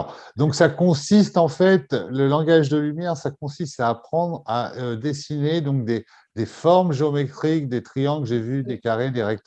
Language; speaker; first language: French; native; French